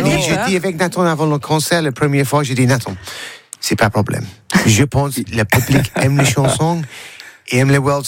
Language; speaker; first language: French; non-native, learner; English